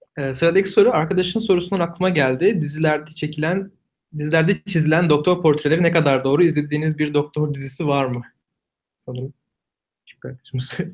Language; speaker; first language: Turkish; native; Turkish